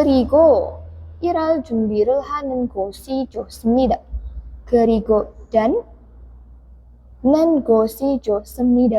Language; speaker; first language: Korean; non-native, fluent; Indonesian